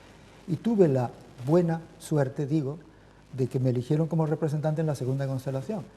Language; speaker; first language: Spanish; native; Spanish